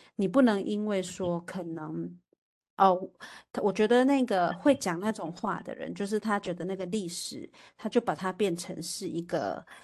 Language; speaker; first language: Chinese; native; Chinese